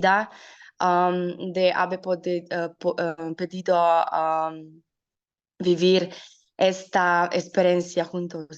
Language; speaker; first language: Spanish; non-native, learner; Slovenian